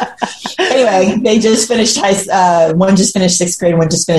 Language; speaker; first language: English; native; English